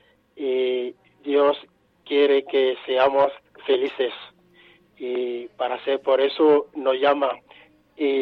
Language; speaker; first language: Spanish; non-native, fluent; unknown